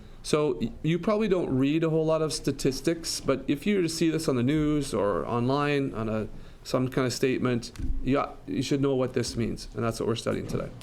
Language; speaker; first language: English; native; English